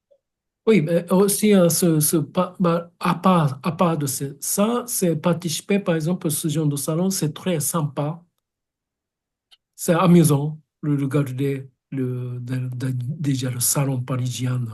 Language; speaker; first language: French; non-native, fluent; Japanese